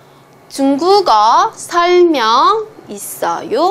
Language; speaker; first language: Korean; non-native, fluent; Chinese